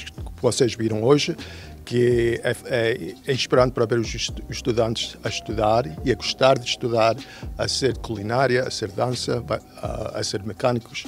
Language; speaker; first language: Portuguese; early bilingual, heritage; Portuguese